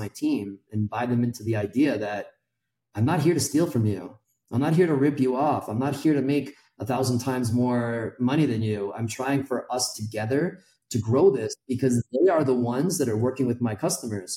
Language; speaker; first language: English; native; English